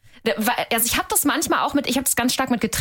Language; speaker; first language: German; native; German